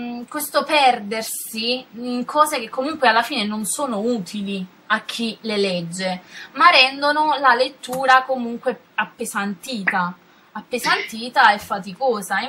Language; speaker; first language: Italian; native; Italian